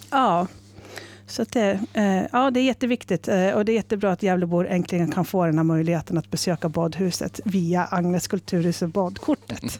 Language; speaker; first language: Swedish; native; Swedish